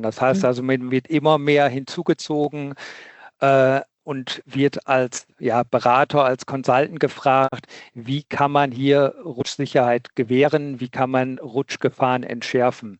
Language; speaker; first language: German; native; German